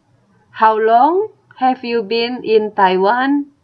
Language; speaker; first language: English; non-native, fluent; Indonesian